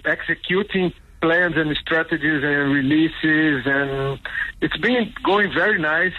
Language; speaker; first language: English; non-native, fluent; Portuguese